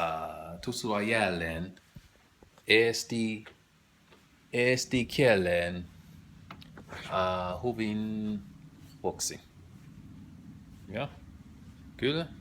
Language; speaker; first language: Finnish; non-native, learner; English